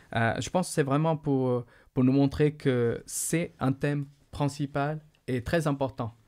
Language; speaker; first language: French; non-native, fluent; Portuguese